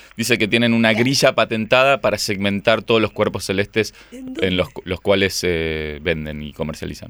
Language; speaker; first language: Spanish; native; Spanish